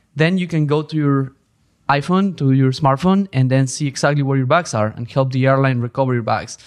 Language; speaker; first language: English; non-native, fluent; Spanish